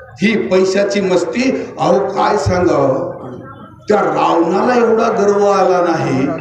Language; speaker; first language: Marathi; native; Marathi